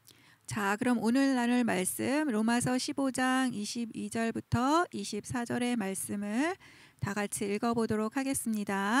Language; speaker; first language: Korean; native; Korean